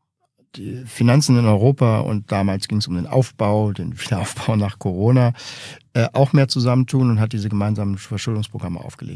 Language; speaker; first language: German; native; German